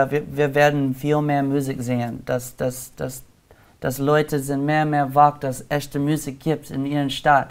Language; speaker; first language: German; non-native, learner; English